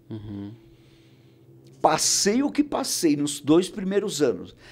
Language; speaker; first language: Portuguese; native; Portuguese